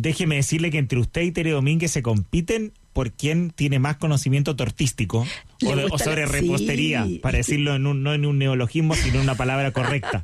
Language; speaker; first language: Spanish; native; Spanish